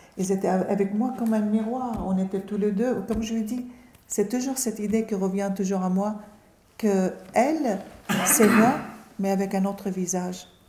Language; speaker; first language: French; non-native, fluent; Arabic